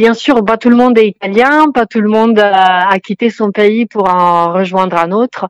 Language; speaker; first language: French; non-native, fluent; Italian